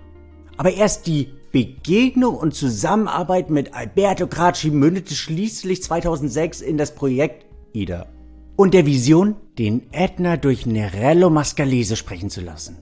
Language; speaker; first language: German; native; German